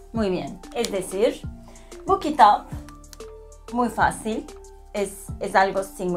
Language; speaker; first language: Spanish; non-native, fluent; Turkish